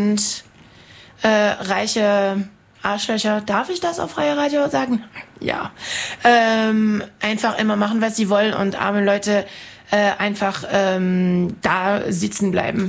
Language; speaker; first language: German; non-native, fluent; French